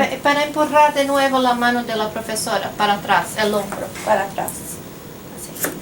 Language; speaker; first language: Spanish; non-native, fluent; Portuguese